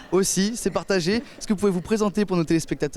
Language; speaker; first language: French; native; French